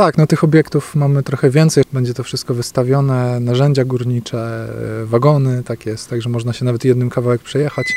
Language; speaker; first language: Polish; native; Polish